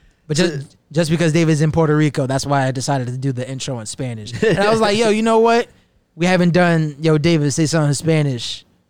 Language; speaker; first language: English; native; English